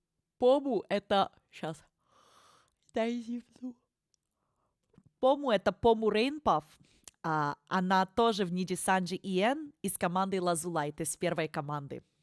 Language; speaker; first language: Russian; early bilingual, heritage; Russian